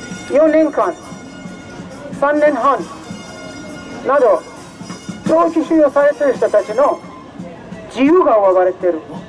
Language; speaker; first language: Japanese; non-native, fluent; Persian